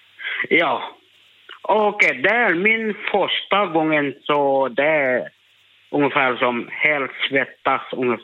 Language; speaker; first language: Swedish; non-native, learner; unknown